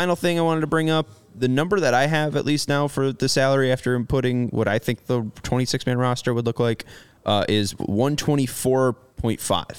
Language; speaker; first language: English; native; English